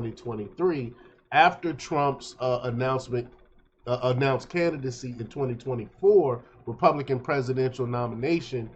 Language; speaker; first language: English; native; English